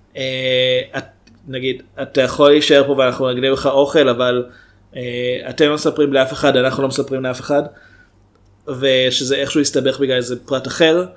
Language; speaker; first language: Hebrew; native; Hebrew